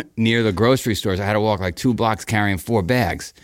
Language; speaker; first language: English; native; English